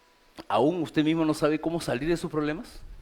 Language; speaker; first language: Spanish; native; Spanish